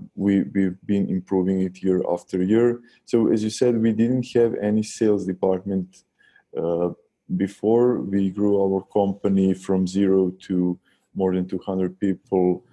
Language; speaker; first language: English; non-native, fluent; Serbian